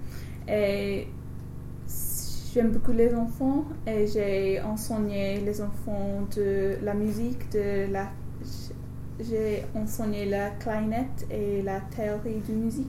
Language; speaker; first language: French; non-native, learner; English